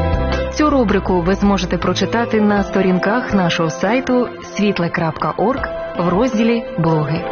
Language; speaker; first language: Ukrainian; native; Ukrainian